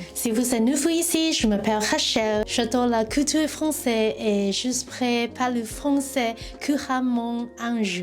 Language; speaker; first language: French; non-native, learner; Cantonese